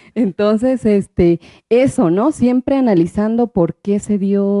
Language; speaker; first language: Spanish; native; Spanish